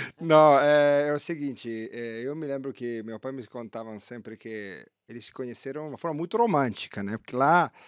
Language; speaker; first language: Portuguese; non-native, fluent; Italian